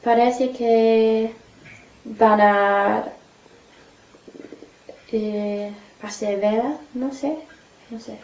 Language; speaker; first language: Spanish; non-native, learner; English